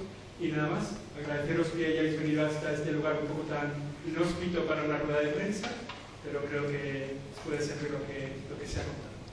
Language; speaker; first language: Spanish; native; Spanish